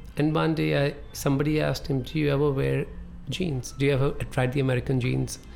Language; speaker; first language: English; non-native, local second language; Punjabi